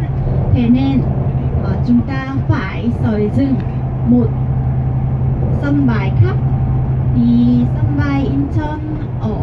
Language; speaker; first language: Vietnamese; non-native, learner; Korean